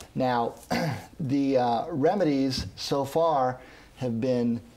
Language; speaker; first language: English; native; English